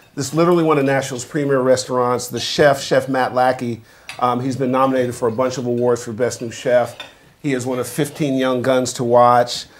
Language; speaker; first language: English; native; English